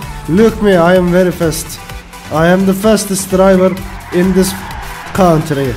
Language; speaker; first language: English; non-native, learner; Turkish